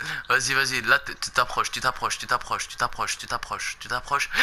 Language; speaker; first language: French; native; French